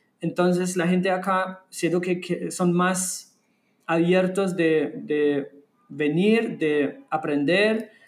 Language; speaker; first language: Spanish; non-native, fluent; German